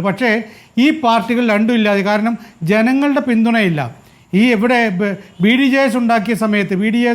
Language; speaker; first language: Malayalam; native; Malayalam